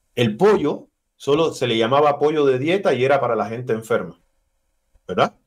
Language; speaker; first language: Spanish; native; Spanish